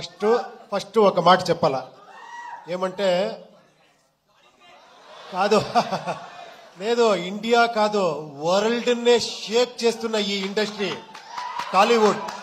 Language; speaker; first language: Telugu; non-native, local second language; Kannada